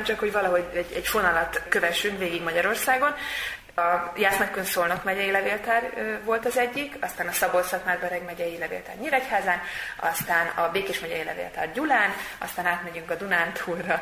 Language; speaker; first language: Hungarian; native; Hungarian